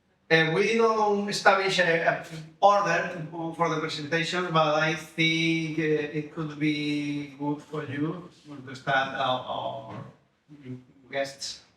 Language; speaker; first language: English; non-native, fluent; Spanish